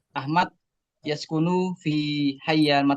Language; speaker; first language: Arabic; non-native, learner; Indonesian